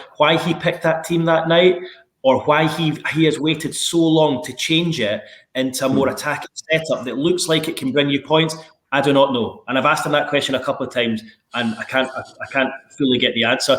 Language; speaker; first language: English; native; English